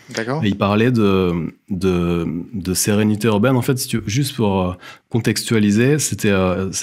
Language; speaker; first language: French; native; French